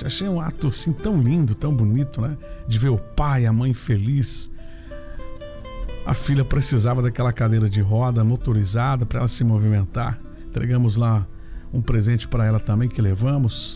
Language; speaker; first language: Portuguese; native; Portuguese